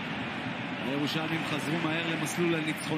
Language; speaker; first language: Hebrew; native; Hebrew